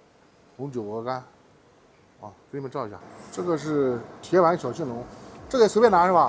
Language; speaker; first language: Chinese; native; Chinese